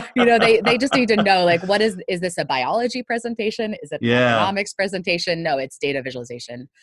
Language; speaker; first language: English; native; English